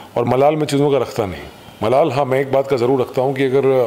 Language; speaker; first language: Hindi; native; Hindi